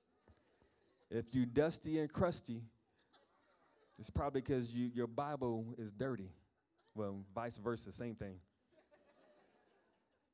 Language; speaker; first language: English; native; English